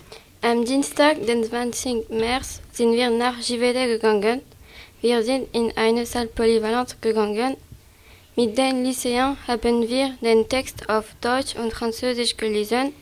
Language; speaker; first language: German; non-native, learner; French